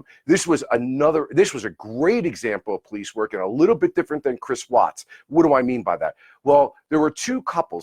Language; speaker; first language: English; native; English